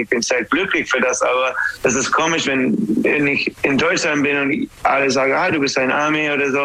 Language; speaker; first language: German; non-native, learner; English